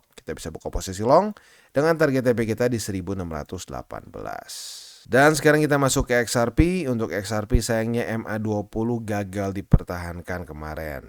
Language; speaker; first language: Indonesian; native; Indonesian